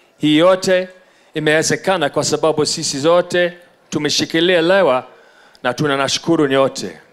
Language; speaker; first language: Swahili; non-native, local second language; English